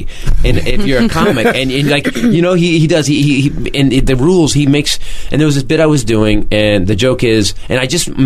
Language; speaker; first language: English; native; English